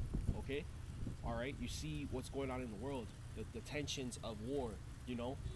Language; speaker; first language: English; native; English